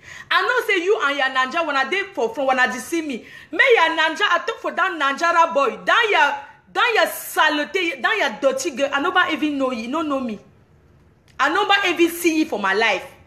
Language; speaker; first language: English; non-native, local second language; French